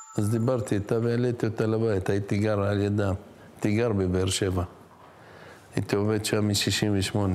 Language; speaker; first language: Hebrew; non-native, local second language; Arabic